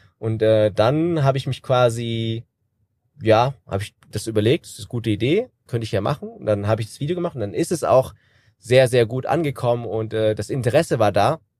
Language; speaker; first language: German; native; German